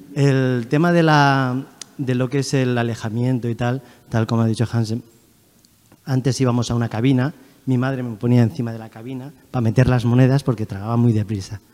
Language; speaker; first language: Spanish; early bilingual, other home language; Chinese